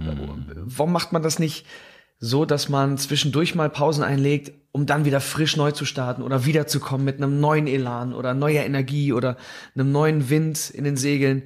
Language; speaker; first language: German; native; German